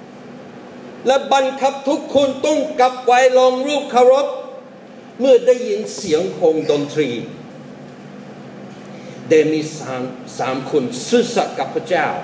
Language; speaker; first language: Thai; non-native, fluent; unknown